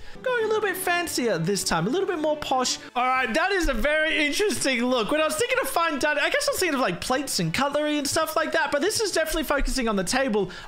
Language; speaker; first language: English; native; English